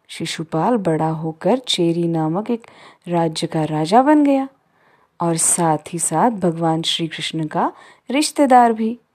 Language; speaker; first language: Hindi; non-native, local second language; Marathi